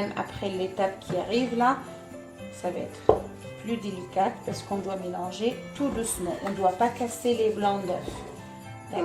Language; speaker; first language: French; non-native, local second language; Arabic